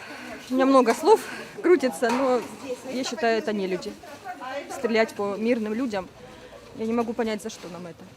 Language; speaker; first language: Russian; native; Russian